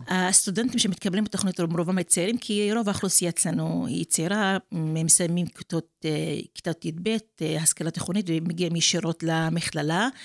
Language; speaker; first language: Hebrew; non-native, local second language; Arabic